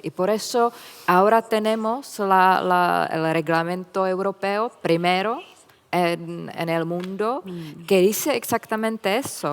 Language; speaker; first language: Spanish; non-native, fluent; Czech